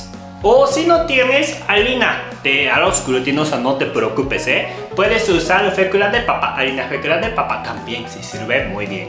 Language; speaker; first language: Spanish; non-native, fluent; Japanese